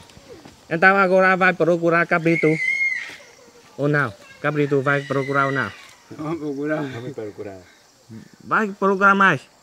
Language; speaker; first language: Portuguese; non-native, learner; Vietnamese